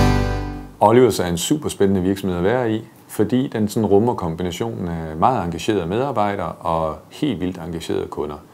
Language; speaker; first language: Danish; native; Danish